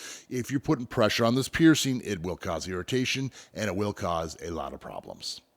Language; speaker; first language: English; native; English